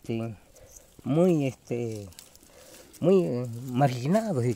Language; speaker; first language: Spanish; non-native, local second language; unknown